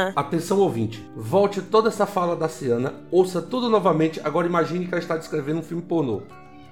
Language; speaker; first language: Portuguese; native; Portuguese